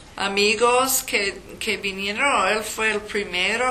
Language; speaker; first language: Spanish; non-native, learner; English